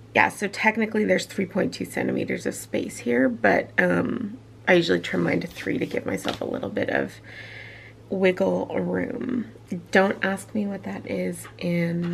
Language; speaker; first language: English; native; English